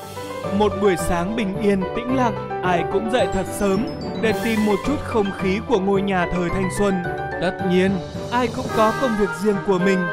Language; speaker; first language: Vietnamese; native; Vietnamese